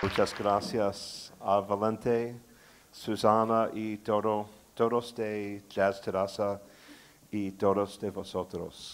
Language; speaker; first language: Spanish; non-native, learner; English